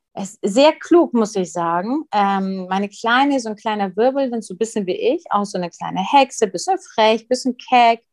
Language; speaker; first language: German; early bilingual, other home language; Russian